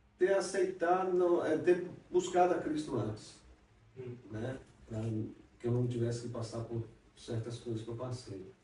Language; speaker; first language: Portuguese; native; Portuguese